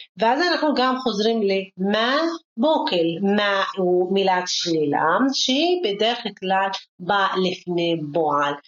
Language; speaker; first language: Hebrew; non-native, local second language; Arabic